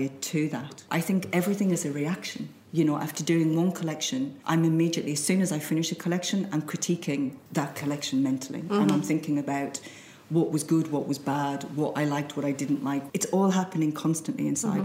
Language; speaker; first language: English; native; English